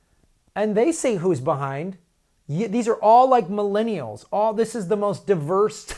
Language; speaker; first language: English; native; English